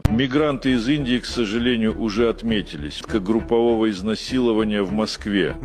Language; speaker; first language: Russian; native; Russian